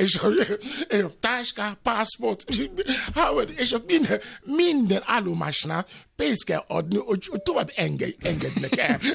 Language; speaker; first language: Hungarian; non-native, fluent; Yoruba